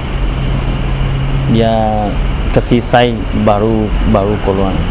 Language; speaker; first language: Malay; non-native, learner; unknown